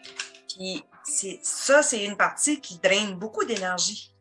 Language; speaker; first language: French; native; French